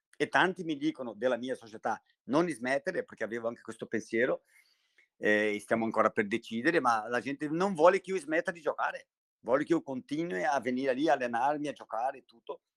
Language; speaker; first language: Italian; non-native, fluent; Portuguese